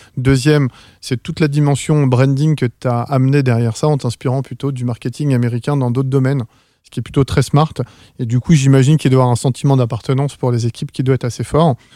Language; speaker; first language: French; native; French